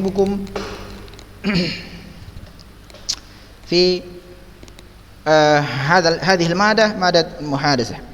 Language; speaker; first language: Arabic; non-native, fluent; Indonesian